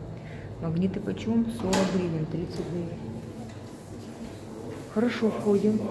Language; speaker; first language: Russian; native; Russian